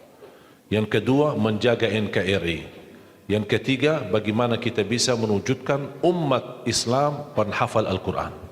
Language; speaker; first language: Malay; non-native, fluent; Arabic